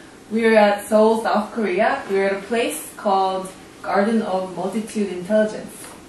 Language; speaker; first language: English; non-native, fluent; Korean